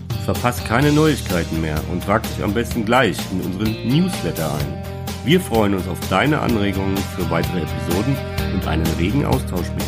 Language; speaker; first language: German; native; German